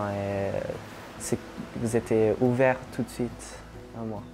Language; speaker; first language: French; non-native, fluent; Norwegian